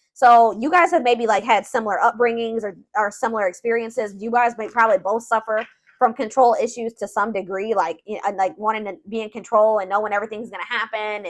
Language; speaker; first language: English; native; English